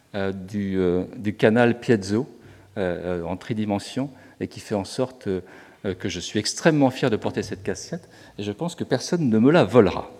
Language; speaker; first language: French; native; French